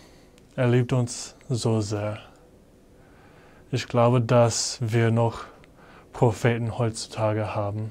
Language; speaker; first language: German; non-native, fluent; English